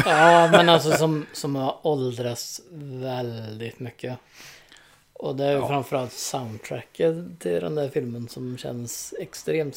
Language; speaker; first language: Swedish; native; Swedish